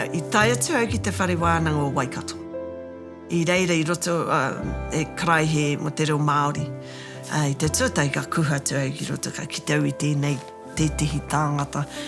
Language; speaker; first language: Māori; native; Māori